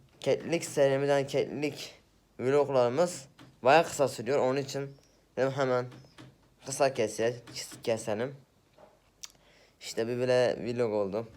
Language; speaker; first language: Turkish; native; Turkish